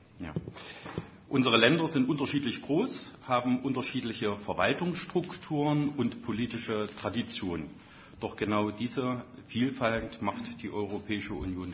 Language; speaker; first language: German; native; German